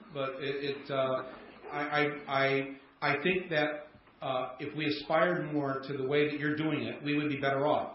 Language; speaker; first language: English; native; English